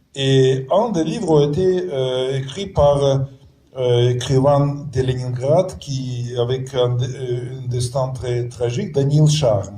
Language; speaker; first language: French; non-native, fluent; Russian